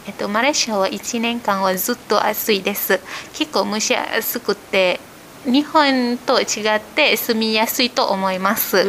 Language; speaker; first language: Japanese; non-native, fluent; Malay